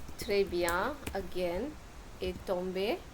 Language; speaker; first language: French; non-native, fluent; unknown